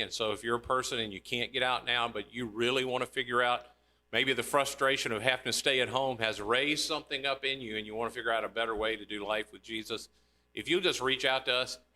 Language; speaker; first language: English; native; English